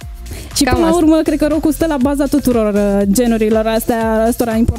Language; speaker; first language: Romanian; native; Romanian